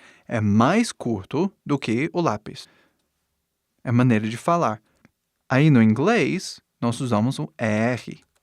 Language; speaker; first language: Portuguese; non-native, fluent; English